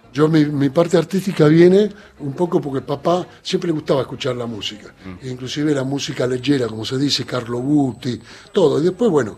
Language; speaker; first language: Spanish; native; Spanish